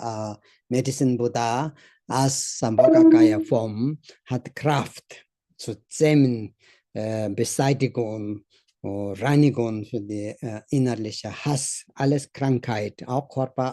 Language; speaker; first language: German; non-native, learner; Tibetan